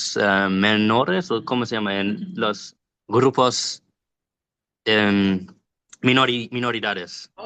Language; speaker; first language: Spanish; non-native, learner; English